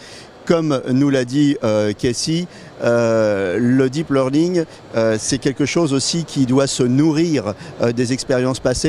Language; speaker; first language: French; native; French